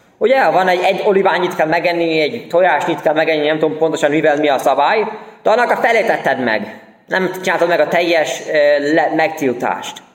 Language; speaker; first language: Hungarian; early bilingual, heritage; Hungarian